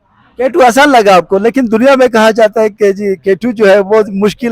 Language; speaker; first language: Hindi; non-native, local second language; Balti